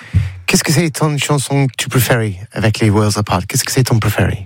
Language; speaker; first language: French; non-native, learner; English